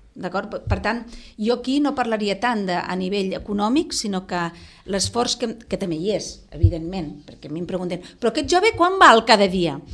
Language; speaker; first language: Catalan; non-native, local second language; Spanish